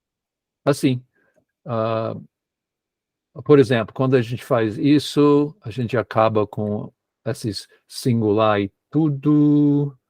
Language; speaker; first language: Portuguese; non-native, fluent; English